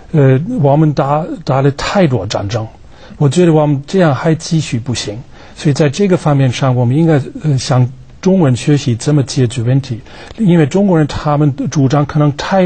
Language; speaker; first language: Chinese; non-native, fluent; German